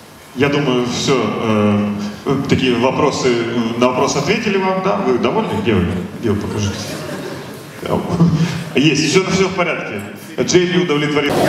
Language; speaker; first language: Russian; native; Russian